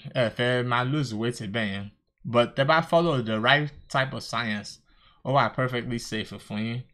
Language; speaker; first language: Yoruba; early bilingual, heritage; Yoruba